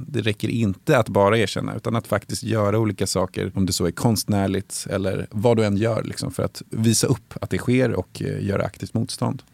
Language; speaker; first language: Swedish; native; Swedish